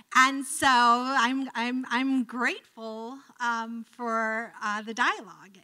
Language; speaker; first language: English; native; English